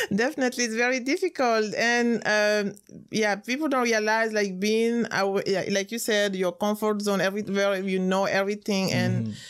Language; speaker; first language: English; non-native, fluent; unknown